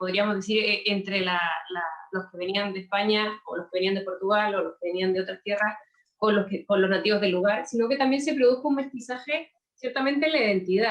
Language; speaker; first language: Spanish; native; Spanish